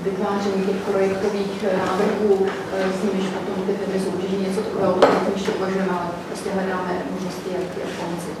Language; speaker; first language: Czech; native; Czech